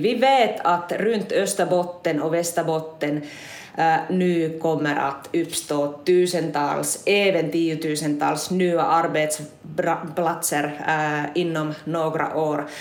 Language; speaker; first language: Swedish; non-native, local second language; Finnish